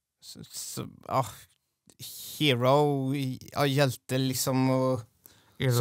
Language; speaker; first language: Swedish; native; Swedish